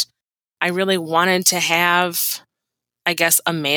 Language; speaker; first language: English; native; English